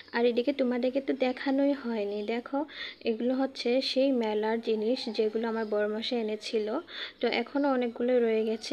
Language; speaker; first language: Bangla; non-native, local second language; Garo